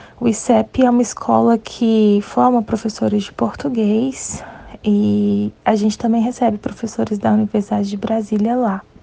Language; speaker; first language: Portuguese; native; Portuguese